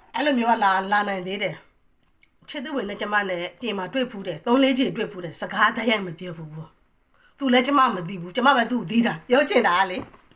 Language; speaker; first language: Burmese; native; Burmese